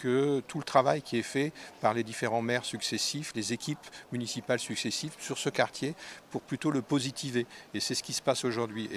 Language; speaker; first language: French; native; French